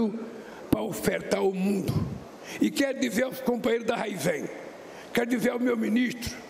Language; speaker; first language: Portuguese; native; Portuguese